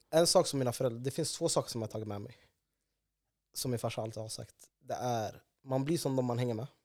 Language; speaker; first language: Swedish; early bilingual, other home language; Somali